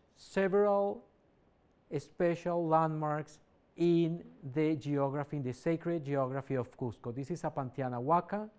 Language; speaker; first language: English; non-native, fluent; Spanish